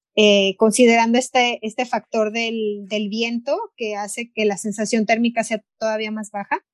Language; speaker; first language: Spanish; native; Spanish